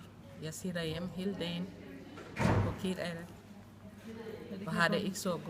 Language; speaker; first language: Danish; non-native, learner; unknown